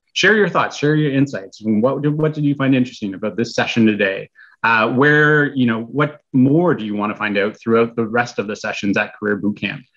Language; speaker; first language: English; native; English